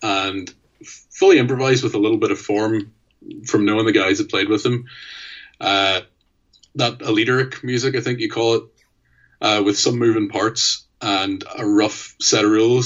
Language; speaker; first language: English; native; English